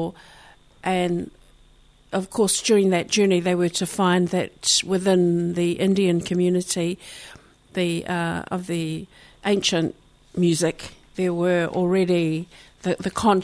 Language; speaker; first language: English; native; English